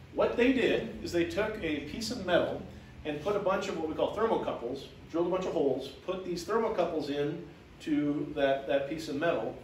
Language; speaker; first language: English; native; English